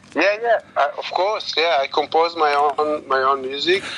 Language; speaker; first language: English; non-native, learner; Hebrew